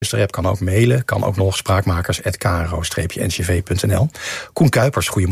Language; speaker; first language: Dutch; native; Dutch